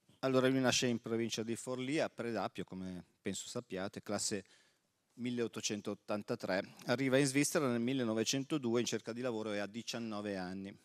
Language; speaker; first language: Italian; native; Italian